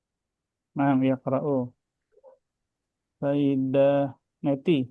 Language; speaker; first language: Arabic; non-native, fluent; Indonesian